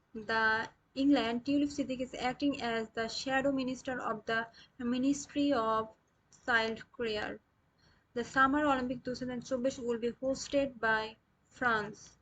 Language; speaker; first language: English; non-native, local second language; Bangla